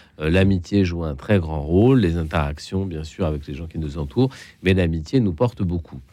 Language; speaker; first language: French; native; French